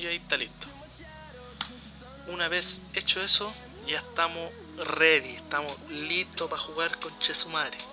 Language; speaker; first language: Spanish; native; Spanish